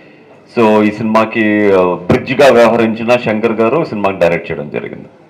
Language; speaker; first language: Telugu; native; Telugu